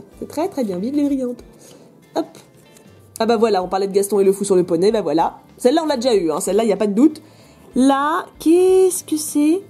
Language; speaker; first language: French; native; French